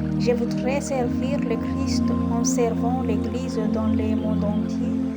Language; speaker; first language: French; non-native, local second language; Malagasy